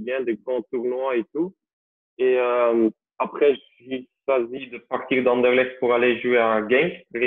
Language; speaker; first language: French; non-native, local second language; Dutch